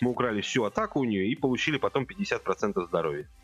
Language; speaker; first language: Russian; native; Russian